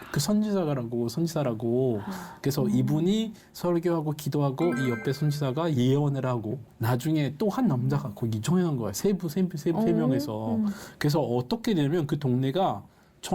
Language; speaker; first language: Korean; non-native, fluent; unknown